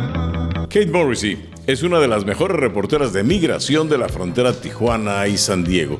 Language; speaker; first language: Spanish; native; Spanish